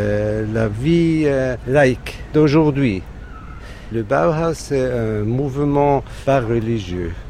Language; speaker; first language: French; non-native, fluent; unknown